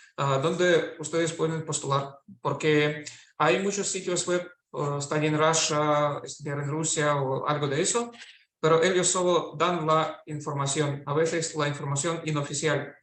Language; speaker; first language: Spanish; non-native, fluent; Russian